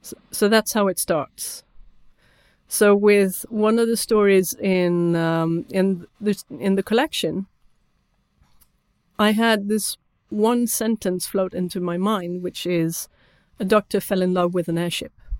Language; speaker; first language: English; non-native, fluent; Swedish